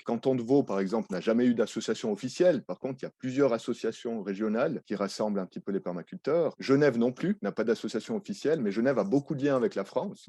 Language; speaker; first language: French; native; French